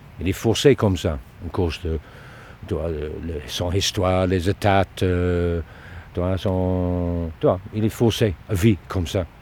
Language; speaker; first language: French; non-native, learner; English